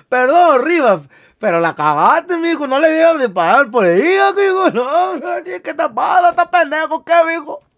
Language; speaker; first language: Spanish; early bilingual, other home language; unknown